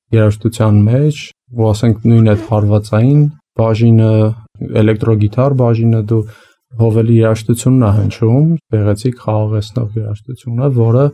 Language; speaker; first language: Armenian; native; Armenian